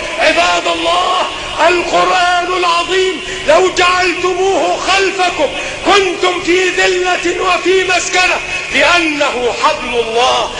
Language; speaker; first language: Arabic; non-native, local second language; Ngazidja Comorian